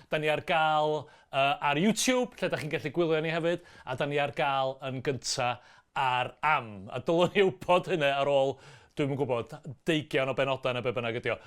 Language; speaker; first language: Welsh; native; Welsh